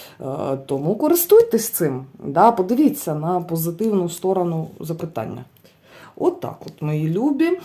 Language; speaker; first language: Ukrainian; non-native, local second language; Russian